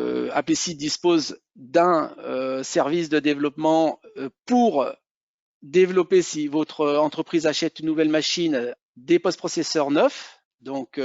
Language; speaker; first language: French; native; French